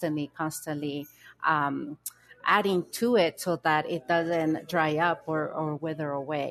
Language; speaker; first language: English; early bilingual, other home language; Spanish